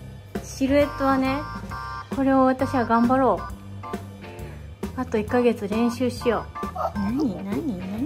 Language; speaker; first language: Japanese; native; Japanese